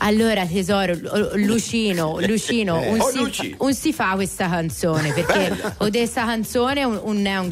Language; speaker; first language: Italian; native; Italian